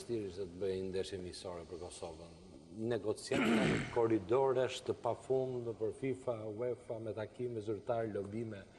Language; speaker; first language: Albanian; native; Albanian